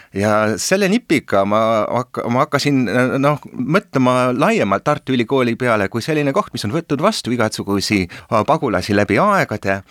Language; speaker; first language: Estonian; early bilingual, heritage; Estonian